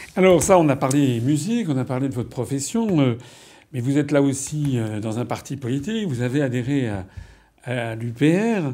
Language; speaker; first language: French; native; French